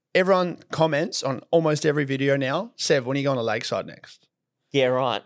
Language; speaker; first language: English; native; English